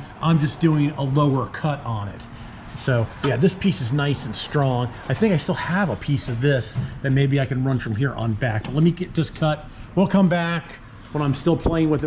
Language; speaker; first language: English; native; English